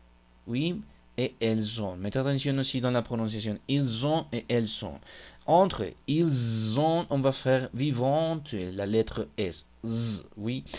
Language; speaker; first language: French; non-native, fluent; Spanish